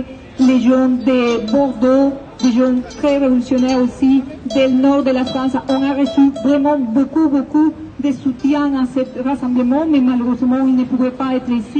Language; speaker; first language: French; non-native, learner; Spanish